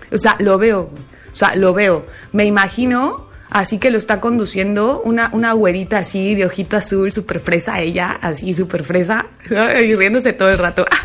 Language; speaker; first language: Spanish; native; Spanish